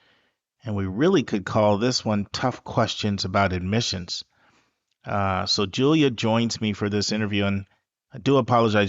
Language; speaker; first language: English; native; English